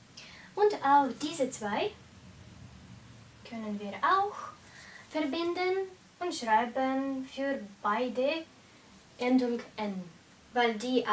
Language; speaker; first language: German; non-native, fluent; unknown